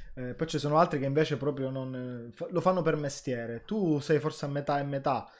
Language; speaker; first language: Italian; native; Italian